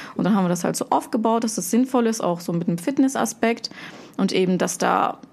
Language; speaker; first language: German; early bilingual, other home language; Russian